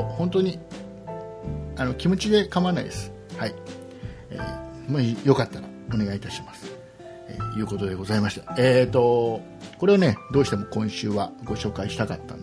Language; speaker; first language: Japanese; native; Japanese